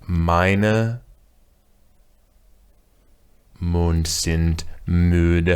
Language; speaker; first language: German; non-native, learner; English